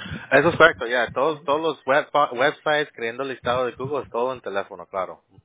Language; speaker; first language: Spanish; early bilingual, heritage; Spanish